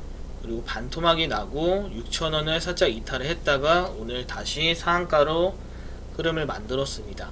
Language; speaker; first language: Korean; native; Korean